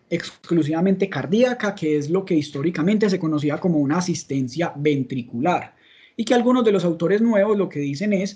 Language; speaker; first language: Spanish; native; Spanish